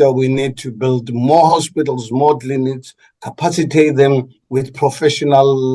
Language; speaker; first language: English; non-native, local second language; Northern Sotho